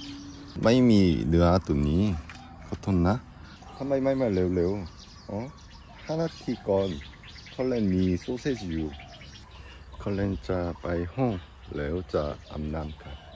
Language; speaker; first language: Thai; non-native, learner; Korean